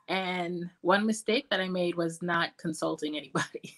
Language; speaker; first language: English; native; English